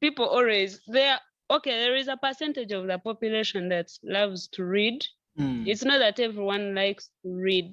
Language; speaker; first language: English; non-native, local second language; Nyankole